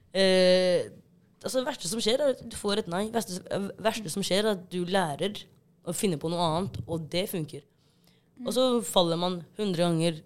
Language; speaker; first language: Norwegian; early bilingual, other home language; Somali